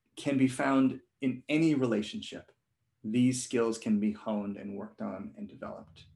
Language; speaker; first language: English; non-native, local second language; Cantonese